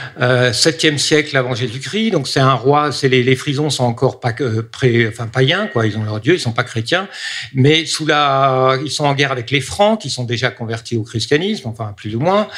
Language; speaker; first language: French; native; French